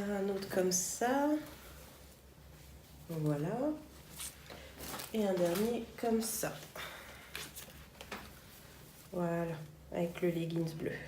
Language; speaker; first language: French; native; French